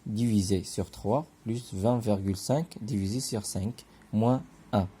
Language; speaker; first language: French; non-native, local second language; Arabic